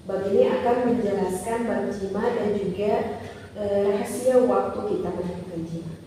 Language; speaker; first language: Indonesian; native; Indonesian